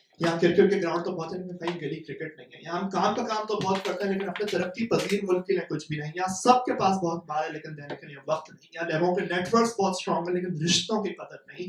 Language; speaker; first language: Urdu; native; Urdu